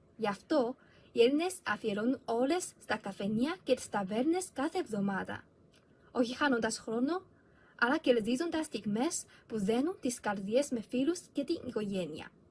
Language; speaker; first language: Greek; non-native, fluent; Chinese